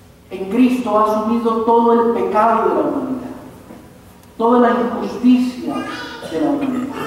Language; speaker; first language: Spanish; native; Spanish